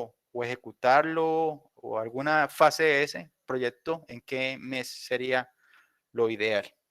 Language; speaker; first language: Spanish; native; Spanish